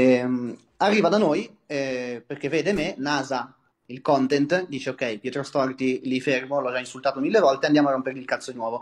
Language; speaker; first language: Italian; native; Italian